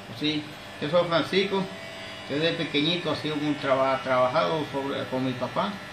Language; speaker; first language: Spanish; native; Spanish